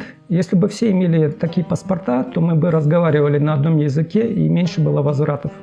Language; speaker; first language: Russian; native; Russian